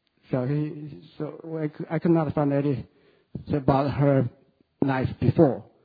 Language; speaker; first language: English; non-native, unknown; Chinese